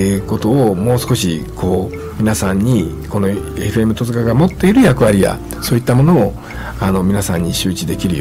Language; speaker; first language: Japanese; native; Japanese